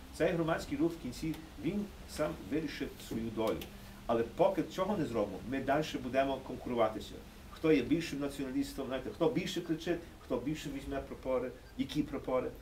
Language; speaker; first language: Ukrainian; early bilingual, heritage; English